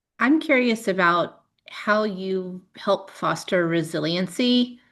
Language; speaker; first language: English; native; English